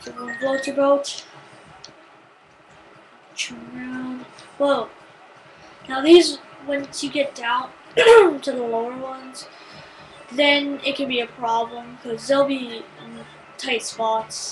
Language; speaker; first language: English; native; English